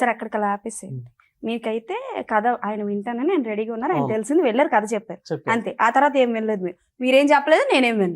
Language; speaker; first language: Telugu; native; Telugu